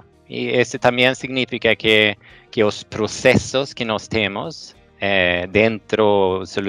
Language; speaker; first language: Portuguese; non-native, fluent; Swedish